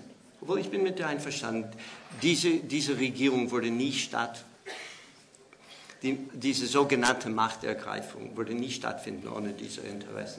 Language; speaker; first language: German; non-native, fluent; English